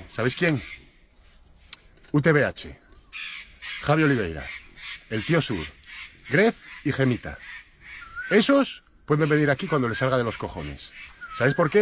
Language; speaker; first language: Spanish; native; Spanish